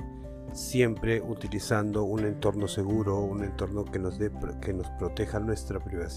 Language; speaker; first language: Spanish; native; Spanish